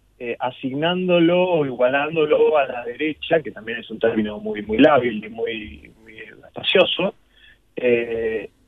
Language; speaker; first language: Spanish; native; Spanish